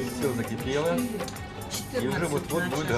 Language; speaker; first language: Russian; native; Russian